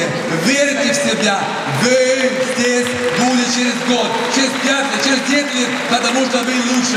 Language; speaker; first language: Russian; non-native, fluent; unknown